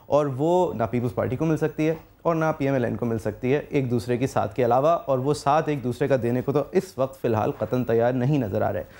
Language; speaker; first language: Urdu; native; Urdu